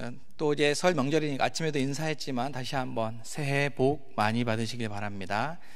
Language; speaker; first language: Korean; native; Korean